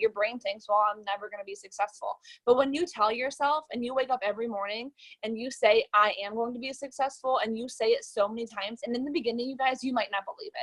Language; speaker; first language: English; native; English